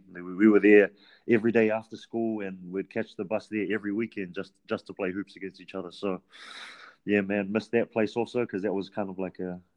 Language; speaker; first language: English; native; English